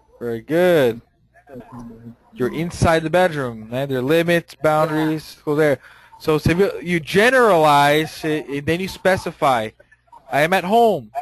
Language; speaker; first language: English; non-native, fluent; Portuguese